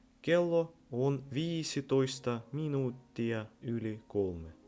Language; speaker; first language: Finnish; non-native, fluent; Ukrainian